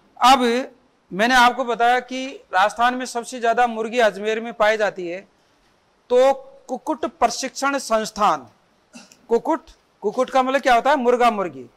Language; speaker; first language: Hindi; native; Hindi